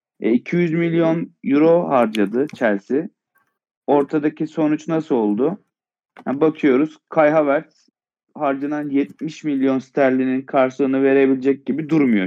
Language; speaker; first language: Turkish; native; Turkish